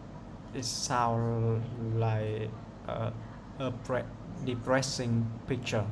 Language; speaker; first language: English; non-native, learner; Vietnamese